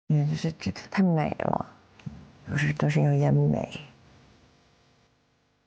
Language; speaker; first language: Chinese; native; Chinese